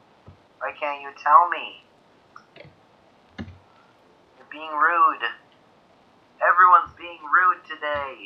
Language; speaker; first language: English; native; English